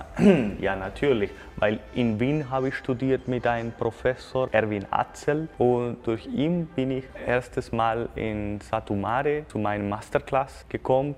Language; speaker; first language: German; non-native, fluent; Spanish